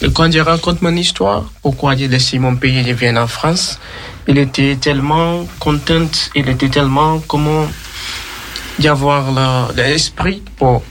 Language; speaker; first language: French; non-native, learner; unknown